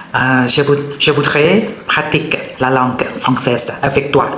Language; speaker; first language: French; non-native, learner; Thai